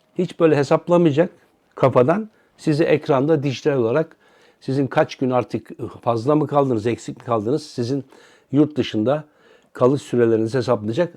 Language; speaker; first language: Turkish; native; Turkish